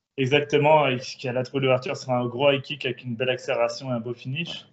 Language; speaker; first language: French; native; French